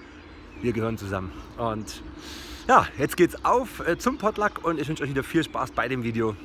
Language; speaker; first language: German; native; German